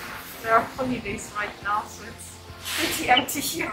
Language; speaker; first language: English; non-native, fluent; German